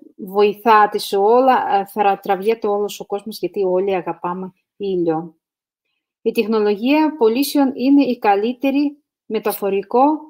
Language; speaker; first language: Greek; non-native, fluent; Russian